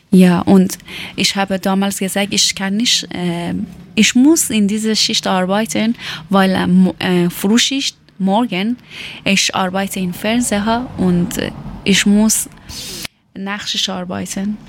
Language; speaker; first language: German; non-native, learner; Persian